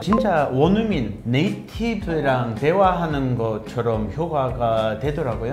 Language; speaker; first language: Korean; non-native, fluent; English